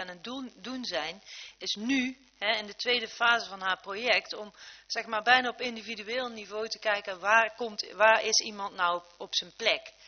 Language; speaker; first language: Dutch; native; Dutch